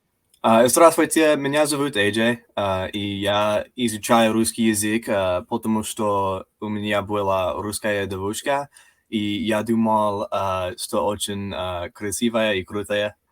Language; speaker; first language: Russian; non-native, learner; English